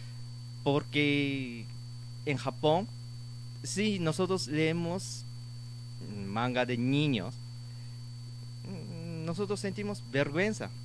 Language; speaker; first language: Spanish; non-native, learner; Japanese